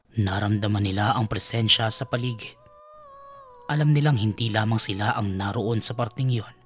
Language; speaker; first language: Filipino; native; Filipino